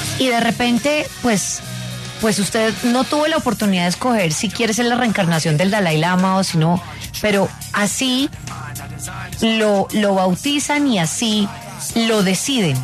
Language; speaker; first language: Spanish; native; Spanish